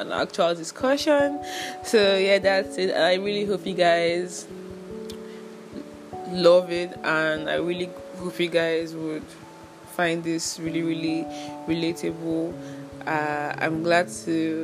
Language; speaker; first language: English; non-native, local second language; Igbo